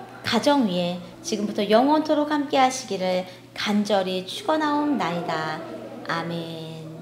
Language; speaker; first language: Korean; native; Korean